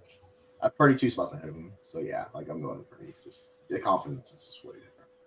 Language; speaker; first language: English; native; English